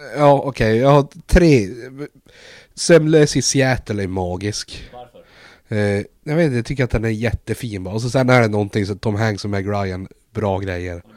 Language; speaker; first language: Swedish; native; Swedish